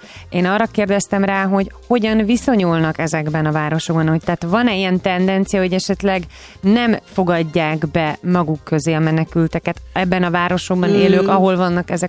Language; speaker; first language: Hungarian; native; Hungarian